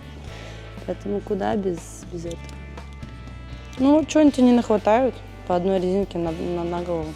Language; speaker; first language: Russian; native; Russian